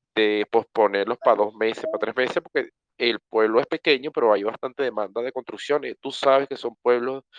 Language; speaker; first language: Spanish; native; Spanish